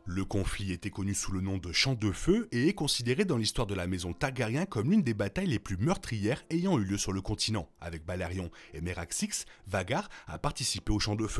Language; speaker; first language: French; native; French